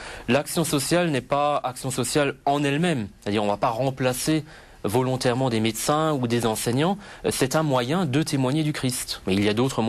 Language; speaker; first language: French; native; French